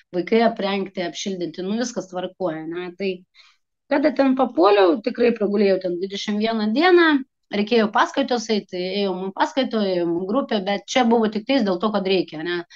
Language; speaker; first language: Lithuanian; non-native, local second language; Russian